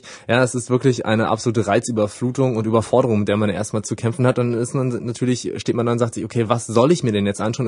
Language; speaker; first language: German; native; German